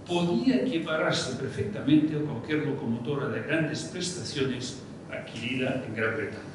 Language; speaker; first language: Spanish; non-native, local second language; Catalan